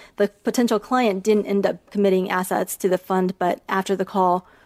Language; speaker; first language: English; early bilingual, other home language; Chinese